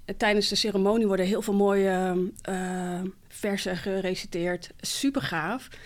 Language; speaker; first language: Dutch; early bilingual, other home language; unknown